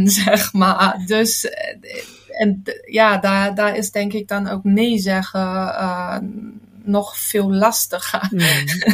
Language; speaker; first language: Dutch; non-native, fluent; German